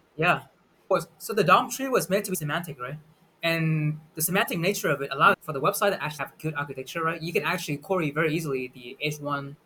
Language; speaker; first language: English; non-native, fluent; Vietnamese